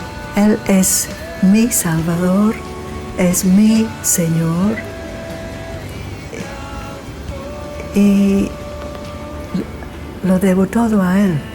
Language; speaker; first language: Spanish; non-native, fluent; English